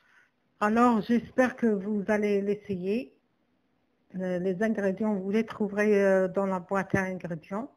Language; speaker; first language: French; non-native, local second language; Arabic